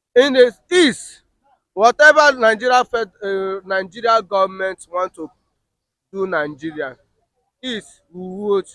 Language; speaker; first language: Nigerian Pidgin; non-native, local second language; Igbo